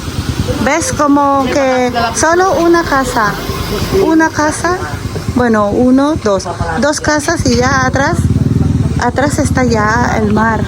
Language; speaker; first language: Spanish; non-native, fluent; Filipino